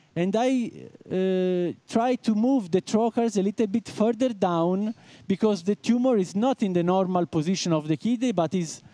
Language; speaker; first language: English; non-native, fluent; Italian